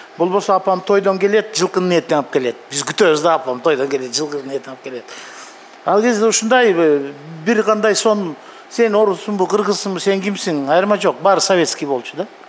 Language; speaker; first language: Kyrgyz; non-native, local second language; Russian